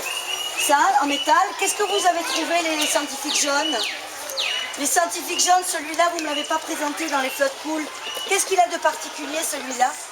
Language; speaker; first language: French; native; French